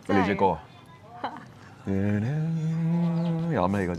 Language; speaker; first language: Cantonese; native; Cantonese